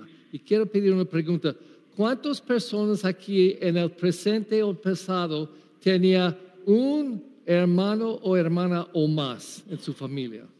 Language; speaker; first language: Spanish; non-native, learner; English